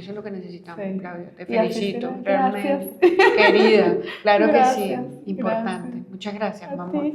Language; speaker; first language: Spanish; native; Spanish